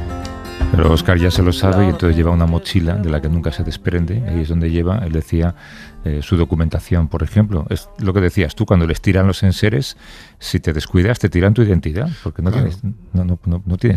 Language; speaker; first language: Spanish; native; Spanish